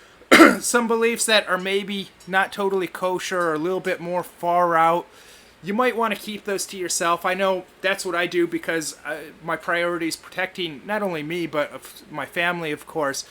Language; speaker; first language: English; native; English